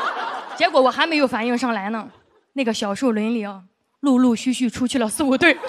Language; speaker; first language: Chinese; native; Chinese